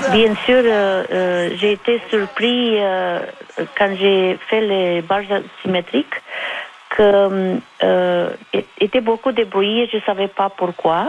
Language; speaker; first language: French; non-native, fluent; Romanian